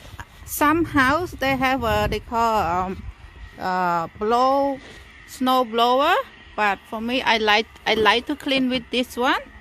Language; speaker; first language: English; non-native, fluent; Khmer